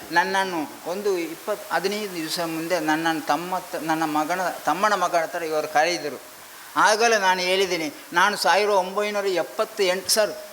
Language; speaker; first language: Kannada; non-native, local second language; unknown